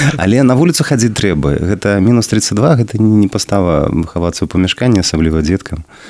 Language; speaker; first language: Belarusian; non-native, local second language; Russian